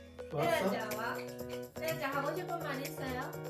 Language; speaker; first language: Korean; non-native, fluent; Japanese